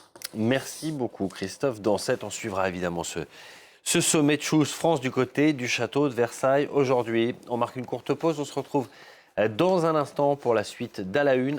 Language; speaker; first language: French; native; French